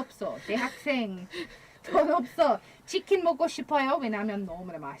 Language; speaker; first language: Korean; non-native, learner; English